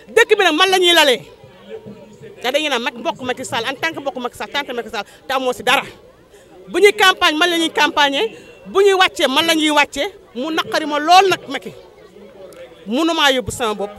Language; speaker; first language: Wolof; non-native, local second language; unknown